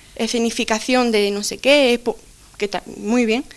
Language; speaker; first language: Spanish; native; Spanish